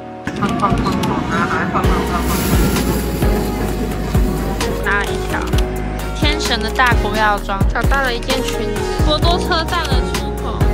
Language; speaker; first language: Chinese; native; Chinese